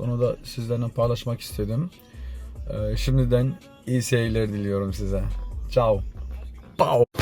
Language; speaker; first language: Turkish; early bilingual, heritage; Turkish